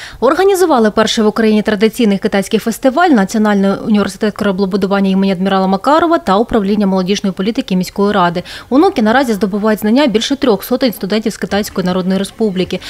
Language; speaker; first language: Ukrainian; native; Ukrainian